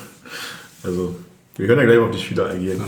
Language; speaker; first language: German; native; German